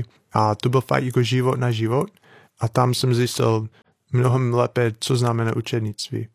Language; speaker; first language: Czech; non-native, fluent; English